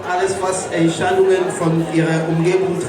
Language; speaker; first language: German; non-native, learner; French